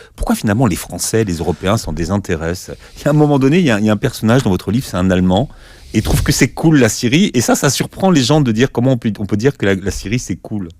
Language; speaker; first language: French; native; French